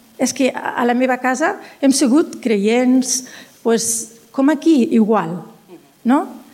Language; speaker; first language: Catalan; non-native, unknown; Berber languages